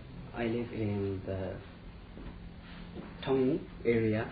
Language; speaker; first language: English; non-native, learner; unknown